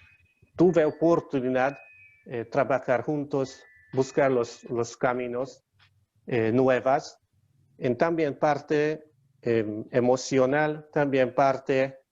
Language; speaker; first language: Spanish; non-native, learner; Hungarian